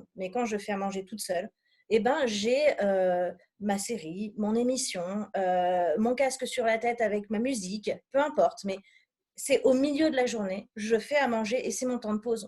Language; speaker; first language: French; native; French